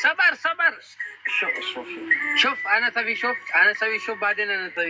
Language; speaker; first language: Arabic; non-native, learner; Urdu